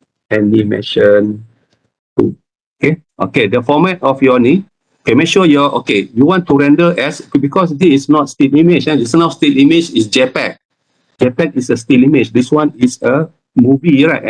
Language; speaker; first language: English; non-native, local second language; Malay